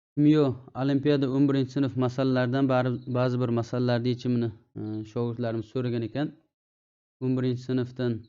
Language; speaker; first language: Uzbek; native; Uzbek